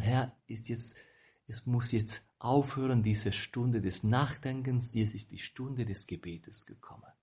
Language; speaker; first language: German; non-native, fluent; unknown